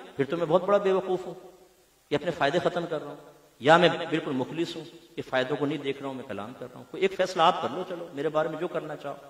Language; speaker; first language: Urdu; native; Urdu